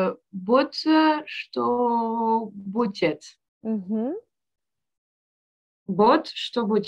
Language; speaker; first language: Russian; non-native, learner; French